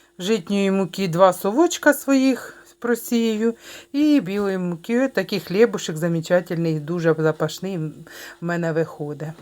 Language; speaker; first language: Ukrainian; native; Ukrainian